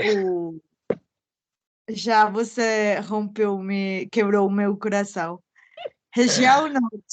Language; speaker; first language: Portuguese; non-native, fluent; Spanish